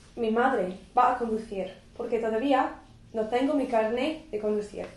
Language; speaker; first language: Spanish; non-native, fluent; English